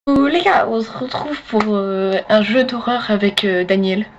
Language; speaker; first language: French; native; French